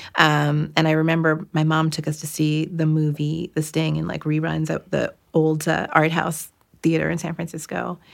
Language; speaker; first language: English; native; English